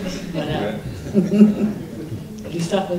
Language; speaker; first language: French; non-native, fluent; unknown